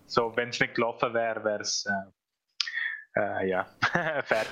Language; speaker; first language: German; non-native, fluent; Italian